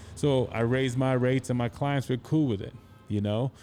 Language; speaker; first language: English; non-native, local second language; Igbo